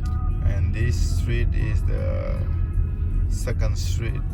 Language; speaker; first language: English; non-native, learner; Khmer